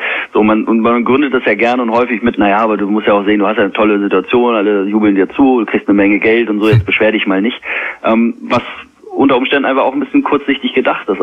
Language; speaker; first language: German; native; German